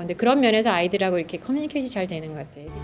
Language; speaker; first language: Korean; native; Korean